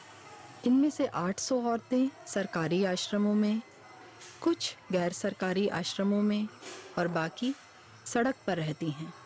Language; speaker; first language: Hindi; native; Hindi